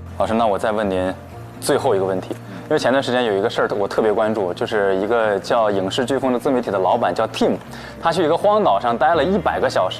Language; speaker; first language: Chinese; native; Chinese